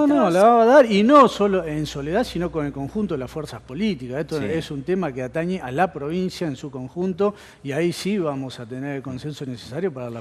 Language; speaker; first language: Spanish; native; Spanish